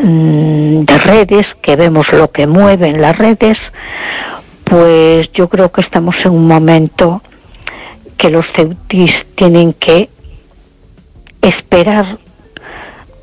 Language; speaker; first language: Spanish; native; Spanish